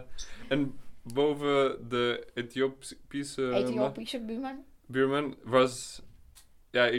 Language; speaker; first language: Dutch; non-native, learner; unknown